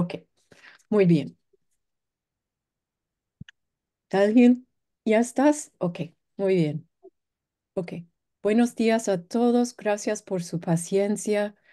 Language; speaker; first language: Spanish; non-native, fluent; English